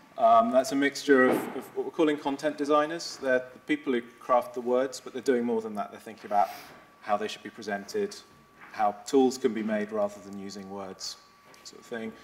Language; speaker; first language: English; native; English